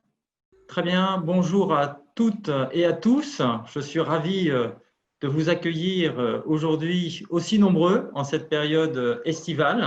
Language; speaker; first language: French; native; French